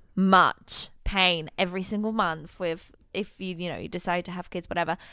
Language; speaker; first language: English; non-native, fluent; Polish